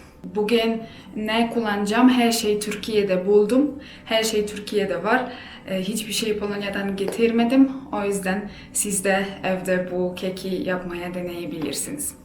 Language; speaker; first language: Turkish; non-native, fluent; Polish